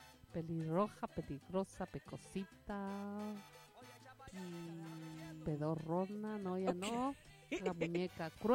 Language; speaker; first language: Spanish; native; Spanish